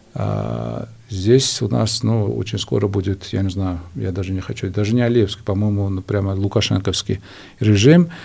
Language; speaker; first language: Russian; non-native, local second language; Georgian